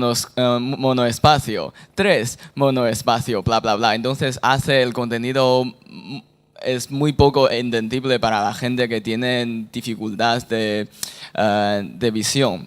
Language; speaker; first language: Spanish; non-native, fluent; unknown